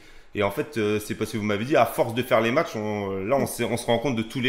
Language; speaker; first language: French; native; French